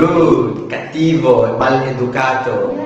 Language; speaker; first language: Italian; non-native, learner; English